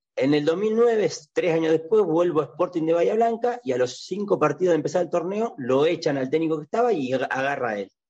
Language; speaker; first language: Spanish; native; Spanish